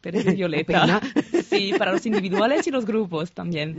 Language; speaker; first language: Spanish; non-native, fluent; French